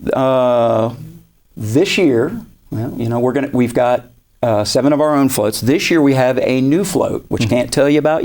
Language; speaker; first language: English; native; English